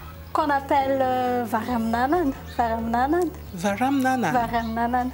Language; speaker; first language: French; non-native, learner; Malagasy